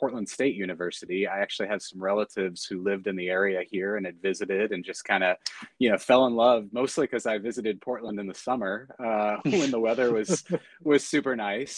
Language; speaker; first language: English; native; English